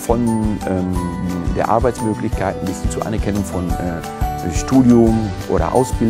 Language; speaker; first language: German; non-native, fluent; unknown